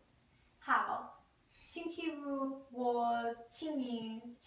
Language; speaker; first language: Chinese; non-native, learner; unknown